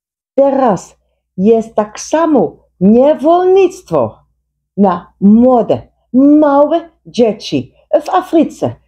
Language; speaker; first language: Polish; non-native, learner; Dutch